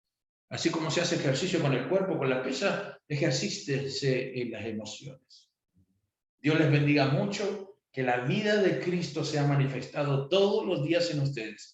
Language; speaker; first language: Spanish; native; Spanish